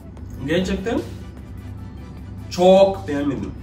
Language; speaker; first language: Turkish; non-native, fluent; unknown